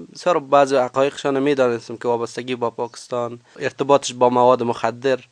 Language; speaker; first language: Persian; native; Persian